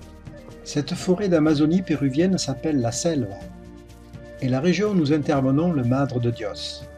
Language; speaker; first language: French; native; French